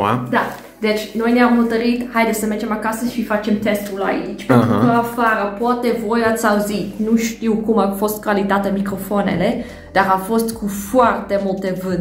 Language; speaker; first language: Romanian; non-native, learner; Dutch